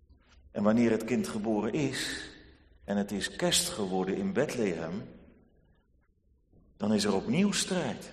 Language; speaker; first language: Dutch; native; Dutch